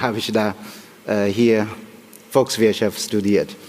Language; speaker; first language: German; non-native, fluent; Chinese